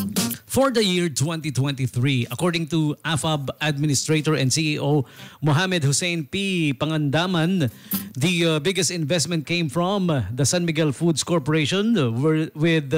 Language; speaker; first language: English; non-native, local second language; Filipino